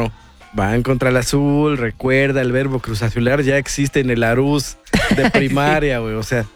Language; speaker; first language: Spanish; native; Spanish